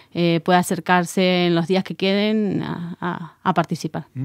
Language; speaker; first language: Spanish; native; Spanish